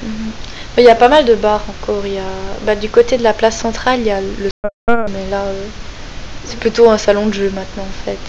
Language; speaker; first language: French; native; French